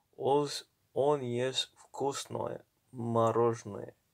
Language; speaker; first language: Russian; non-native, learner; Morisyen